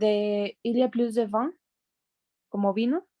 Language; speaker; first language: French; non-native, learner; Spanish